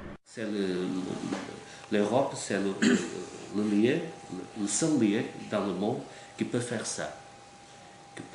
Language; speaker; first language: French; non-native, fluent; Portuguese